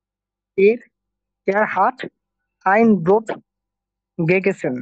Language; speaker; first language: German; non-native, learner; Bangla